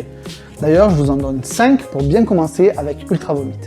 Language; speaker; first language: French; native; French